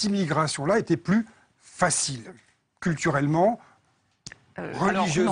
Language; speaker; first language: French; native; French